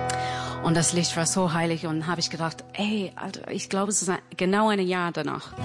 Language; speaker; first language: German; non-native, learner; English